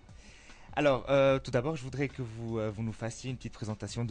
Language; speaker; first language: French; native; French